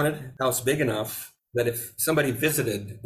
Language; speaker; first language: English; native; English